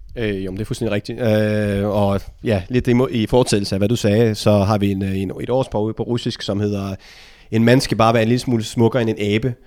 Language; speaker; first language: Danish; early bilingual, other home language; Russian